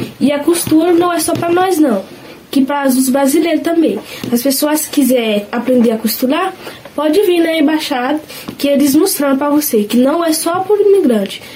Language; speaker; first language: Portuguese; non-native, learner; Haitian Creole